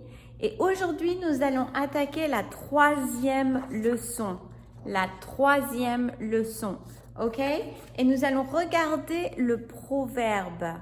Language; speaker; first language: French; non-native, fluent; English